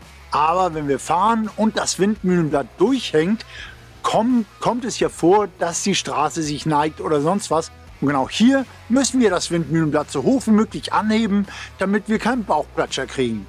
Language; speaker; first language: German; native; German